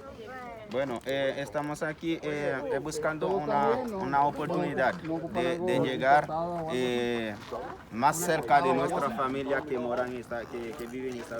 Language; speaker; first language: Spanish; non-native, learner; Haitian Creole